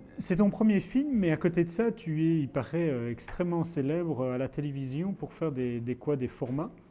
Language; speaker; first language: French; native; French